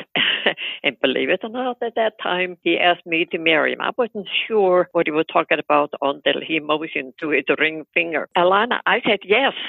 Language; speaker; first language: English; non-native, fluent; Icelandic